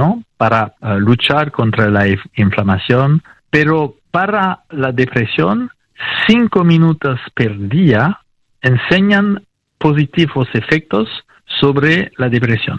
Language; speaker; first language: Spanish; non-native, fluent; French